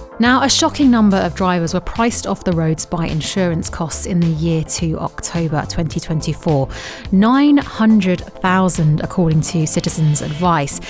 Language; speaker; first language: English; native; English